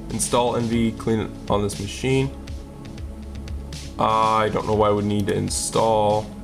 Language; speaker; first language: English; native; English